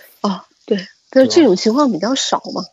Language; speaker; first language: Chinese; native; Chinese